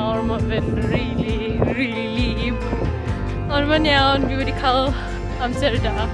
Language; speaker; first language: Welsh; non-native, learner; Malay